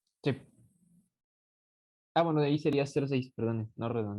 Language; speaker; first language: Spanish; native; Spanish